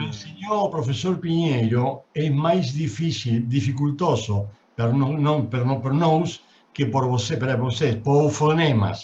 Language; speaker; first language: Portuguese; non-native, learner; Spanish